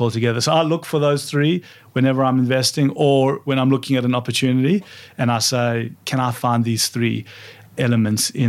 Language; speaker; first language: English; native; English